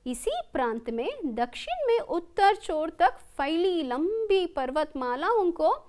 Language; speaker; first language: Hindi; non-native, local second language; Kannada